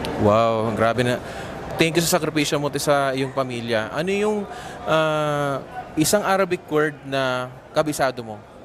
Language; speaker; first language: Filipino; native; Filipino